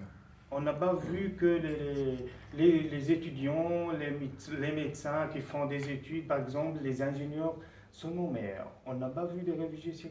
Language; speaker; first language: French; non-native, fluent; Arabic